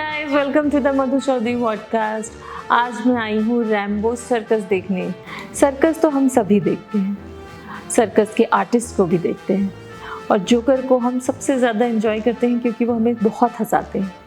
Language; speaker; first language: Hindi; native; Hindi